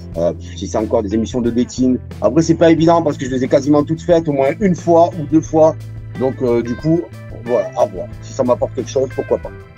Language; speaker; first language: French; native; French